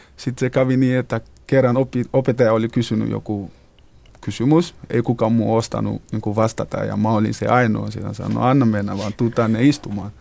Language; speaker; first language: Finnish; non-native, fluent; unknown